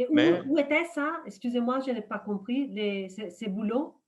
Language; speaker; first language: French; non-native, fluent; Italian